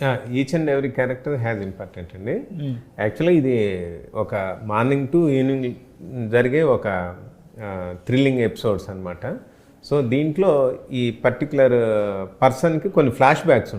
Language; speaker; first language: Telugu; native; Telugu